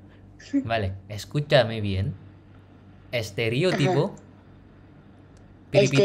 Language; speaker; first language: Spanish; non-native, learner; Indonesian